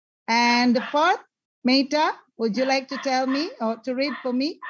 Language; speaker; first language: English; non-native, learner; Indonesian